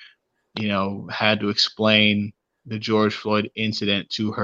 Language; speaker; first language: English; native; English